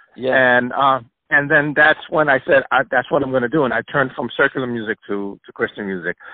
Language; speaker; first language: English; early bilingual, other home language; Spanish